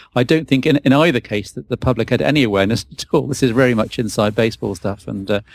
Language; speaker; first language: English; native; English